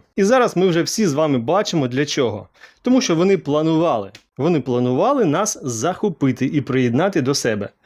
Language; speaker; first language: Ukrainian; non-native, local second language; Russian